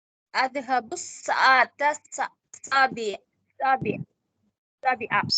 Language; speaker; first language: Arabic; non-native, learner; Tamil